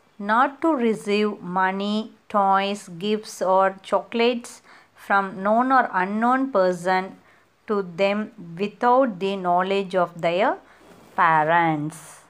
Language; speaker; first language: English; non-native, local second language; Tamil